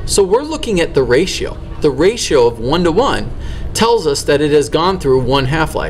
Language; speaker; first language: English; native; English